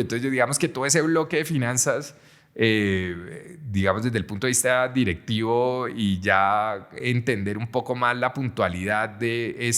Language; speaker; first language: Spanish; native; Spanish